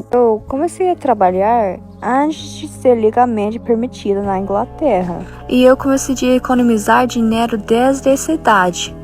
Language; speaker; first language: Portuguese; non-native, fluent; English